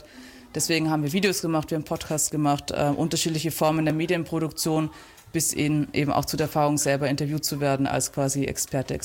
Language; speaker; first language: German; native; German